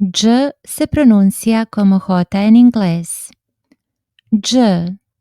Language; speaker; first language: Spanish; non-native, fluent; Serbian